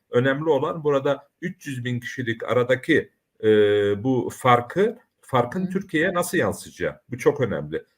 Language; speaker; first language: Turkish; early bilingual, heritage; Turkish